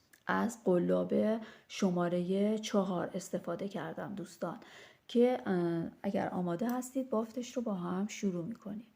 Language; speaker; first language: Persian; native; Persian